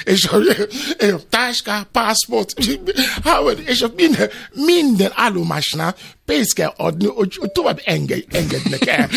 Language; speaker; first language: Hungarian; non-native, learner; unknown